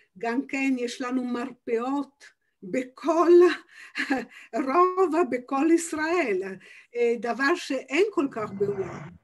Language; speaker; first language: Hebrew; non-native, fluent; Italian